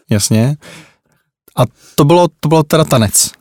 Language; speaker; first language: Czech; native; Czech